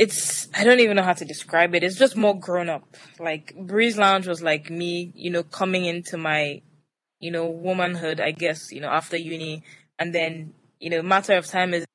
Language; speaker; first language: English; non-native, local second language; Yoruba